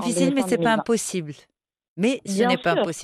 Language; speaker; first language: French; non-native, local second language; Arabic